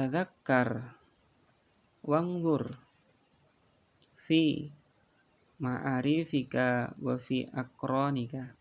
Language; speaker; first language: Arabic; non-native, fluent; Indonesian